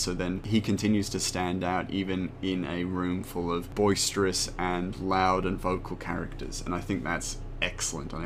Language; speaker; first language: English; native; English